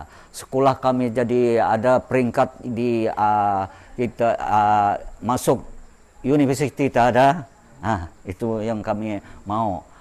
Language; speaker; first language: Indonesian; non-native, local second language; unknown